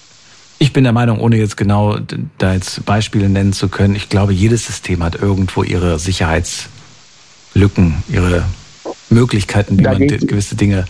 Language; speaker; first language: German; native; German